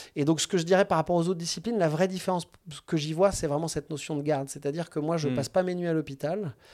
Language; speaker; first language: French; native; French